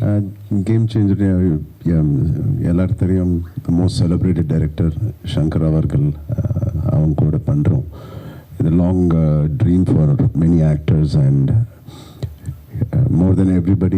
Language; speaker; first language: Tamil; non-native, learner; Telugu